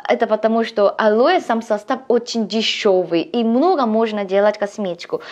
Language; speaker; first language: Russian; non-native, learner; Korean